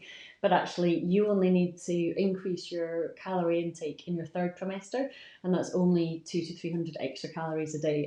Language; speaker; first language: English; native; English